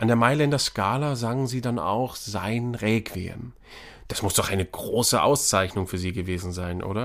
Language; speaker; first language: German; native; German